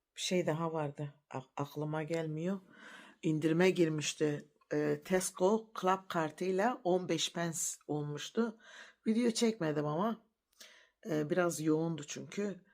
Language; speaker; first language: Turkish; native; Turkish